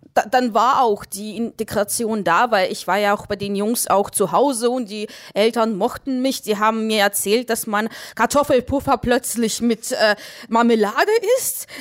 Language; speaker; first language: German; non-native, fluent; Russian